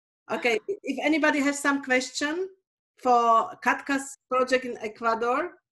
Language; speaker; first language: English; non-native, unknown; Slovak